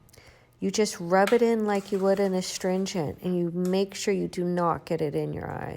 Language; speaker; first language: English; native; English